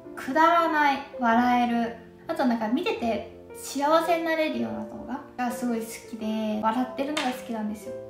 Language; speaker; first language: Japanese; native; Japanese